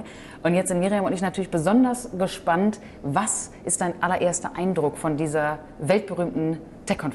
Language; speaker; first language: German; native; German